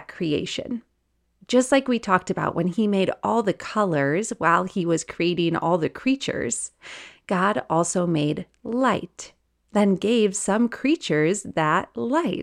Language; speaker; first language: English; native; English